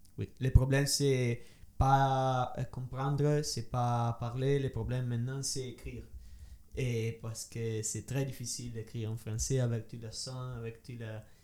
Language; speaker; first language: French; non-native, learner; Italian